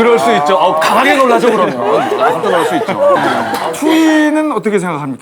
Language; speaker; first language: Korean; native; Korean